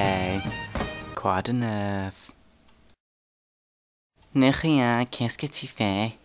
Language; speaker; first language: French; non-native, learner; English